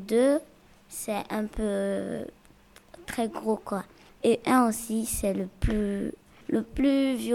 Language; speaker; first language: French; non-native, learner; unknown